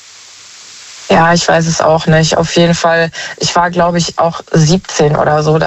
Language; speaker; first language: German; native; German